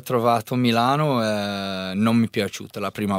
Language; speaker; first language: Italian; non-native, learner; English